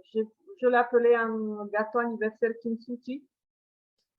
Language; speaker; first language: French; non-native, fluent; Romanian